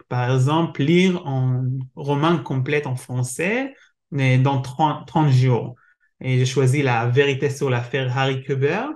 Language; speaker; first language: French; non-native, learner; Hebrew